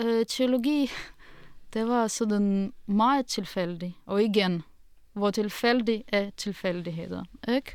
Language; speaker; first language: Danish; non-native, fluent; Russian